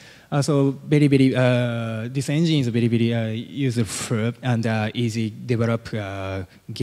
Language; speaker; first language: English; non-native, learner; Japanese